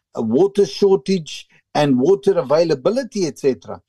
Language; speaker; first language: English; non-native, local second language; Afrikaans